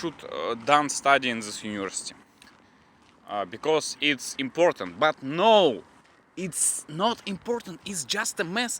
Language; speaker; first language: English; non-native, learner; Russian